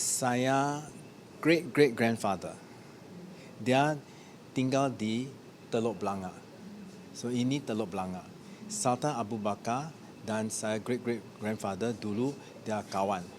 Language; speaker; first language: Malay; non-native, learner; English